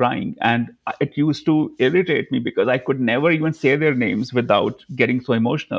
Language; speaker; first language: English; non-native, local second language; Hindi